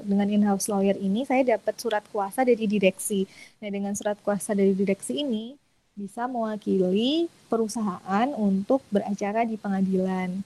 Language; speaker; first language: Indonesian; native; Indonesian